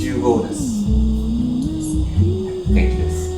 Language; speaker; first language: Japanese; non-native, learner; English